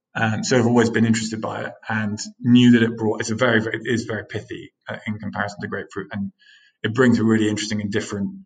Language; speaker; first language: English; native; English